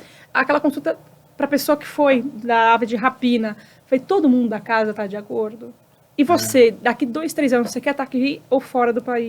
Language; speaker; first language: Portuguese; native; Portuguese